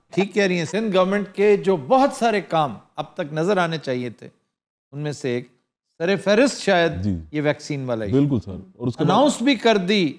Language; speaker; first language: Urdu; non-native, local second language; Punjabi